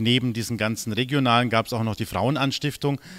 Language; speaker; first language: German; native; German